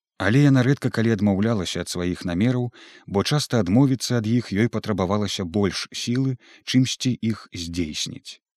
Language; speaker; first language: Belarusian; native; Belarusian